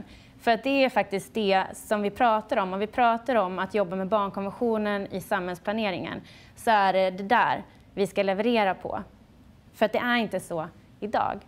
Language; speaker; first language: Swedish; native; Swedish